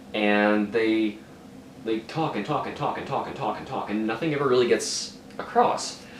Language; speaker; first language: English; native; English